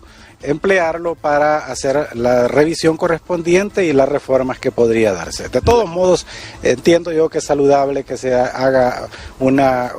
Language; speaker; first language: Spanish; native; Spanish